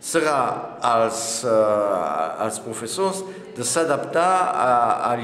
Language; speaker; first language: Catalan; non-native, local second language; French